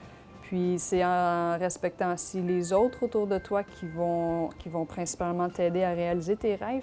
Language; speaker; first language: French; native; French